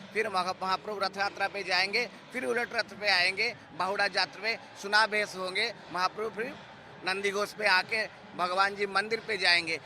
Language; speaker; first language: Hindi; non-native, local second language; Odia